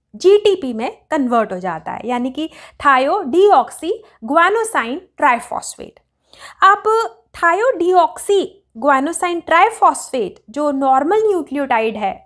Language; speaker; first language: Hindi; native; Hindi